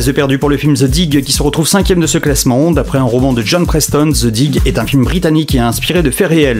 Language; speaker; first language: French; native; French